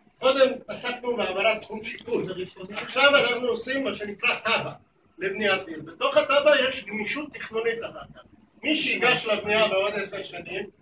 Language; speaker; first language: Hebrew; native; Hebrew